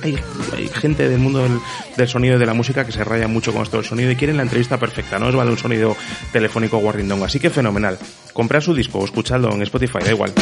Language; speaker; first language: Spanish; native; Spanish